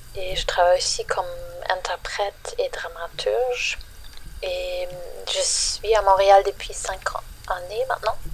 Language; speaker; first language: French; non-native, fluent; German